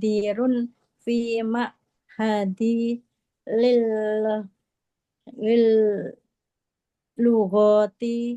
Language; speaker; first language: Arabic; non-native, learner; Indonesian